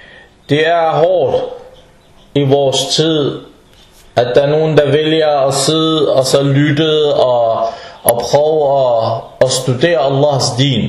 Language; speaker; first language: Danish; non-native, fluent; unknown